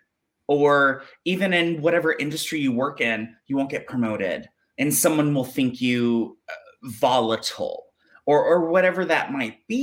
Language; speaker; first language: English; native; English